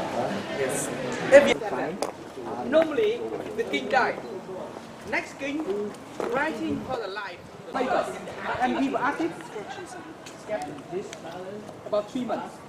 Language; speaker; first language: English; non-native, learner; Vietnamese